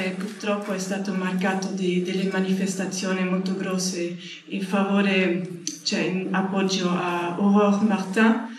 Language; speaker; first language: Italian; non-native, learner; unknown